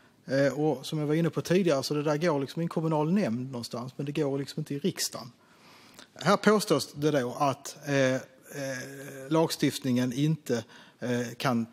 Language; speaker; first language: Swedish; native; Swedish